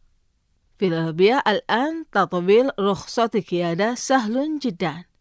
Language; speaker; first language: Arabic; non-native, fluent; Indonesian